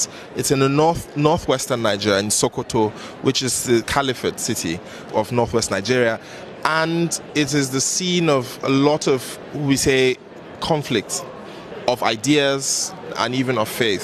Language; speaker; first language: English; non-native, local second language; Hausa